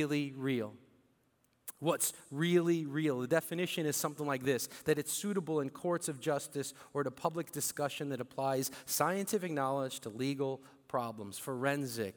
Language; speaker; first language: English; early bilingual, other home language; Bikol